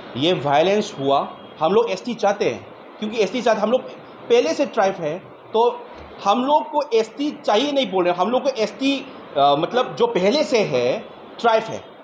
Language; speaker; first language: Hindi; non-native, local second language; Manipuri